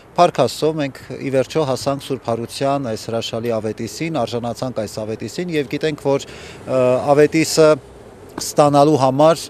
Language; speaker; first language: Armenian; native; Armenian